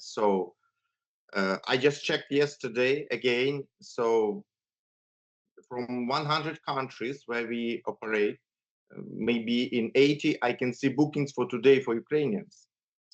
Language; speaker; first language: English; non-native, fluent; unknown